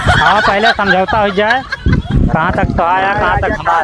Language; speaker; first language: Hindi; non-native, local second language; Awadhi